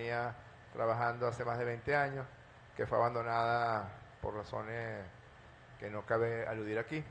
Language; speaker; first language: Spanish; native; Spanish